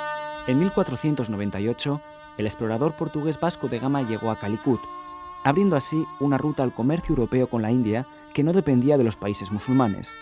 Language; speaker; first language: Spanish; native; Spanish